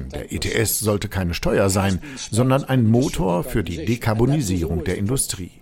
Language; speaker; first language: German; native; German